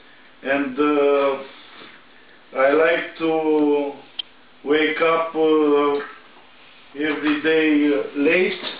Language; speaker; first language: English; non-native, learner; Romanian